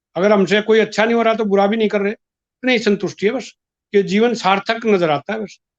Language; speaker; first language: Hindi; native; Hindi